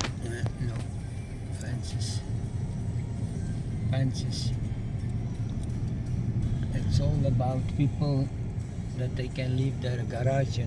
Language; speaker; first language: English; non-native, fluent; Dutch